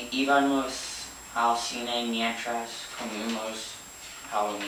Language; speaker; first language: Spanish; non-native, learner; English